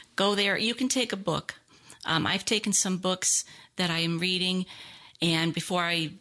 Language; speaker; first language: English; native; English